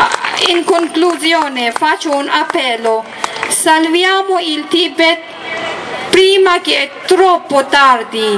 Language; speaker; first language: Italian; non-native, learner; Tibetan